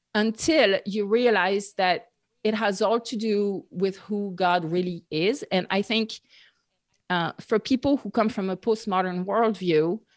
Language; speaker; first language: English; non-native, fluent; French